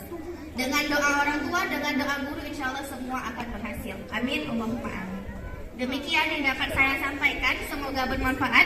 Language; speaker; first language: Indonesian; native; Indonesian